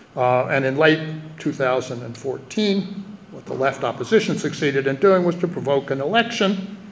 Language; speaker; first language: English; native; English